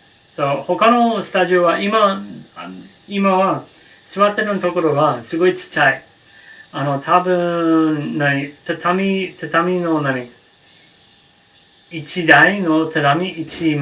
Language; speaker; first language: Japanese; non-native, learner; English